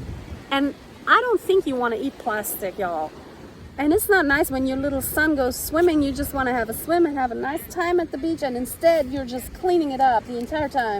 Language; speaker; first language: English; non-native, fluent; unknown